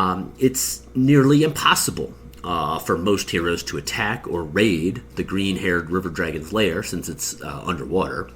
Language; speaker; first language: English; native; English